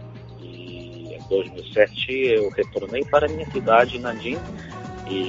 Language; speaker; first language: Portuguese; non-native, fluent; Chinese